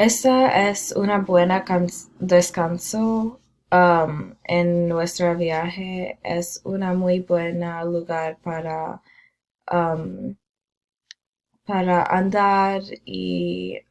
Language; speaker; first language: Spanish; non-native, learner; English